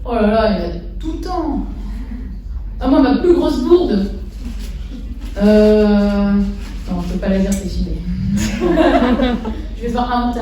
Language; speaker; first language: French; native; French